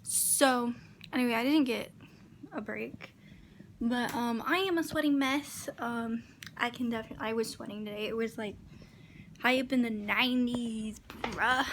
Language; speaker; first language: English; native; English